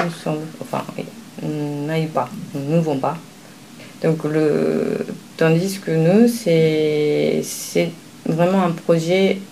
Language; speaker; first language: French; non-native, fluent; Japanese